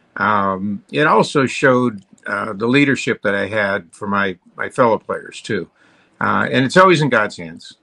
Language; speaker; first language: English; native; English